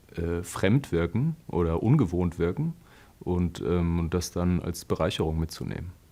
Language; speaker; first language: German; native; German